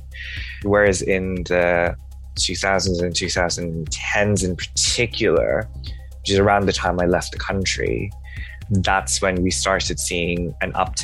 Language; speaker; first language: English; non-native, local second language; Bangla